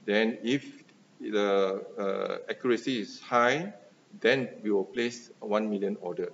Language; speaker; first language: English; non-native, local second language; Malay